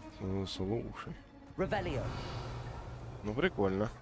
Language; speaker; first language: Russian; native; Russian